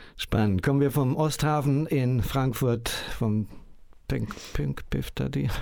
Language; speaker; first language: German; native; German